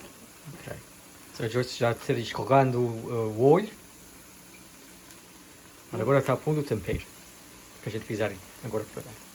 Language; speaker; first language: Portuguese; early bilingual, heritage; Portuguese